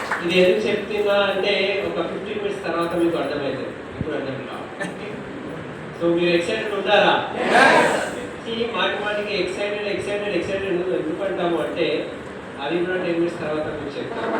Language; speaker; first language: Telugu; non-native, local second language; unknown